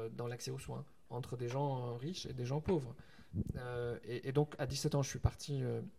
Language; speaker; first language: French; non-native, local second language; Arabic